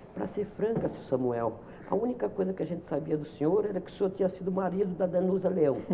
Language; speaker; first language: Portuguese; native; Portuguese